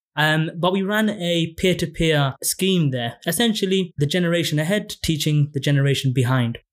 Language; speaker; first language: English; native; English